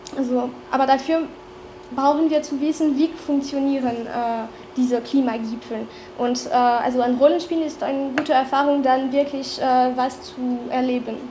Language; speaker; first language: German; non-native, fluent; French